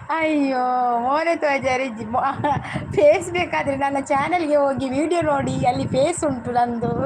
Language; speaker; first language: Kannada; non-native, local second language; Tulu